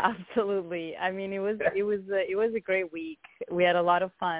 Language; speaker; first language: English; non-native, fluent; Italian